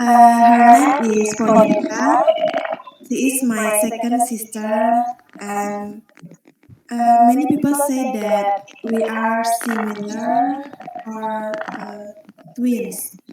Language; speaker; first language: English; non-native, learner; Indonesian